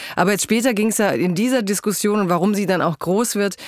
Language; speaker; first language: German; early bilingual, other home language; Croatian